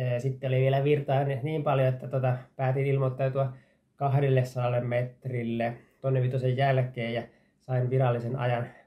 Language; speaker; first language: Finnish; native; Finnish